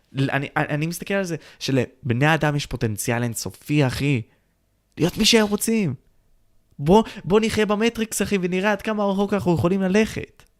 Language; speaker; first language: Hebrew; native; Hebrew